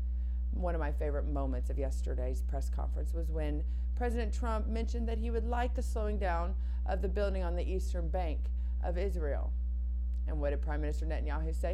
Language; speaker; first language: English; native; English